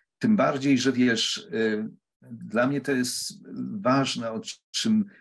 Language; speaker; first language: Polish; native; Polish